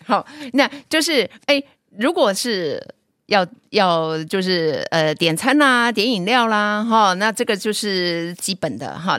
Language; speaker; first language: Chinese; native; Chinese